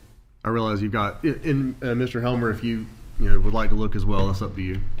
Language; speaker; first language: English; native; English